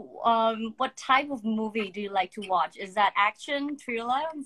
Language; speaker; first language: English; non-native, fluent; Thai